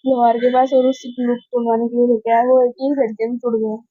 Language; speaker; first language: Hindi; non-native, local second language; Marathi